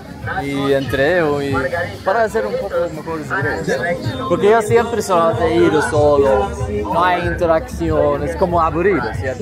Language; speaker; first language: Spanish; non-native, fluent; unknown